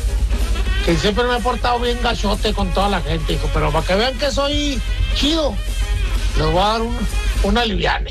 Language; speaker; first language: Spanish; native; Spanish